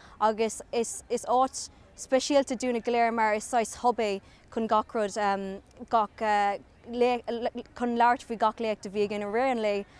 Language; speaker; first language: Irish; native; Irish